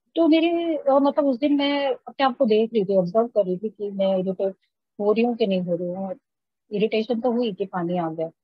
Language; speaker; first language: Hindi; native; Hindi